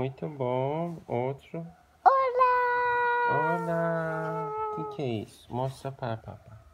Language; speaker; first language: Portuguese; non-native, learner; Persian